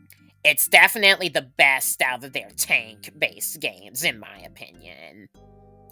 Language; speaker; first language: English; native; English